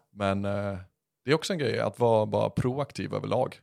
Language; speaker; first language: Swedish; early bilingual, other home language; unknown